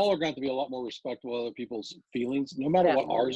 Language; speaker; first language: English; native; English